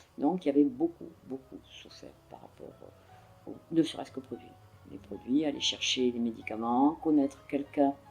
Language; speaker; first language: French; native; French